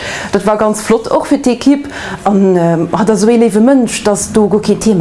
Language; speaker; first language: German; non-native, local second language; Luxembourgish